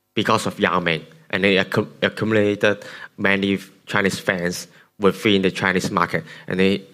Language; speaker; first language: English; non-native, local second language; Cantonese